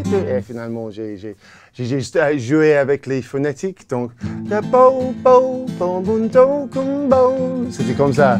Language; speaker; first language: French; non-native, fluent; English